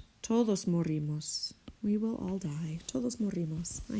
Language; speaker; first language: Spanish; non-native, fluent; English